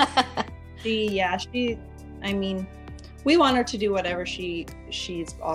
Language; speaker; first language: English; native; English